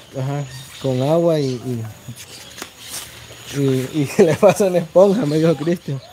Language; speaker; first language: Spanish; native; Spanish